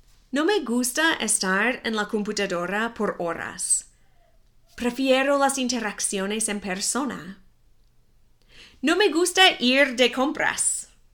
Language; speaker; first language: Spanish; non-native, fluent; English